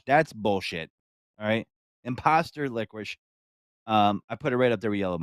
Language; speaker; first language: English; native; English